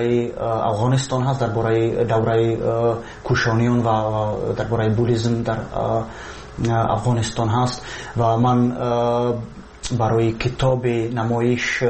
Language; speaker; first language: Persian; non-native, fluent; Czech